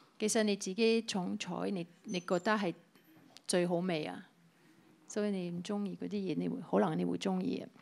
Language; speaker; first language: Cantonese; non-native, fluent; French